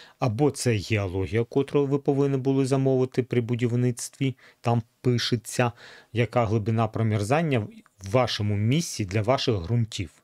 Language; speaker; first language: Ukrainian; non-native, local second language; Russian